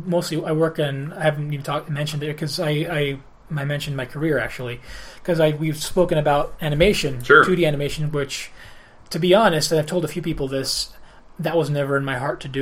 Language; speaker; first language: English; early bilingual, other home language; Greek